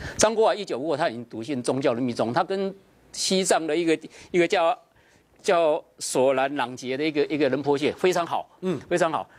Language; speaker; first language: Chinese; native; Chinese